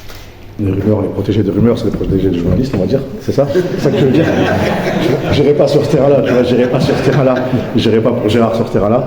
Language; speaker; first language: French; native; French